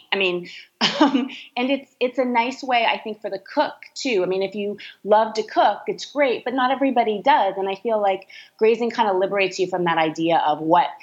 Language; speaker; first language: English; native; English